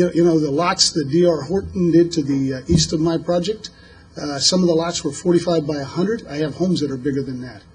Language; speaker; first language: English; native; English